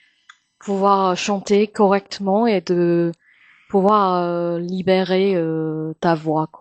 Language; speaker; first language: French; non-native, fluent; Min Nan Chinese